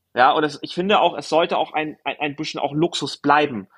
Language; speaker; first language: German; native; German